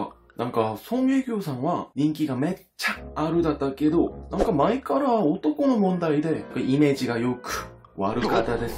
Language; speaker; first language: Japanese; non-native, learner; Korean